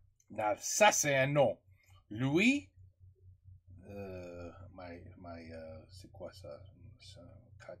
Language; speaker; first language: French; non-native, learner; English